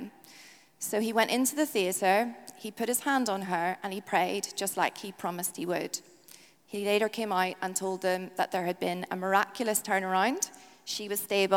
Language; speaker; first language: English; native; English